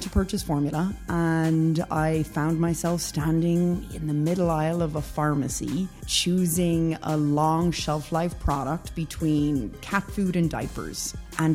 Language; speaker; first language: English; native; English